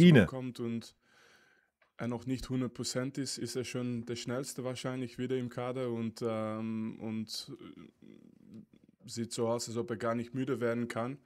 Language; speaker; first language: German; non-native, fluent; French